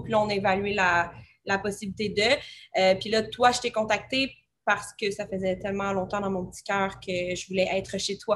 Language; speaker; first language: French; native; French